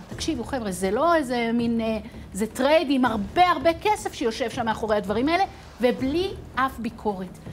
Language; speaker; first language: Hebrew; native; Hebrew